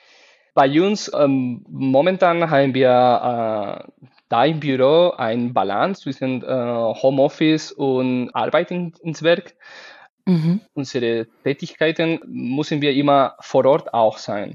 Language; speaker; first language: German; non-native, learner; Spanish